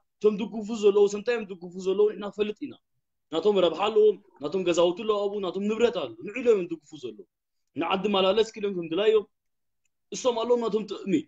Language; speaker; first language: Tigrinya; early bilingual, heritage; Tigrinya